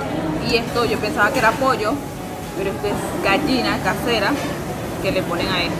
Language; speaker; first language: Spanish; native; Spanish